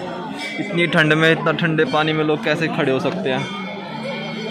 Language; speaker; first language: Hindi; native; Hindi